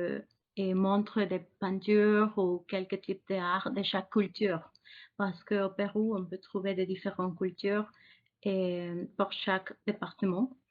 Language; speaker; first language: French; non-native, fluent; Spanish